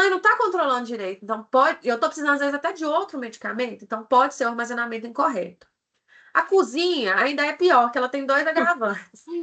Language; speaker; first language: Portuguese; native; Portuguese